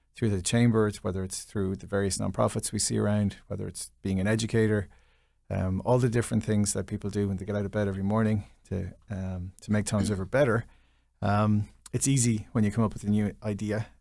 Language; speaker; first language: English; native; English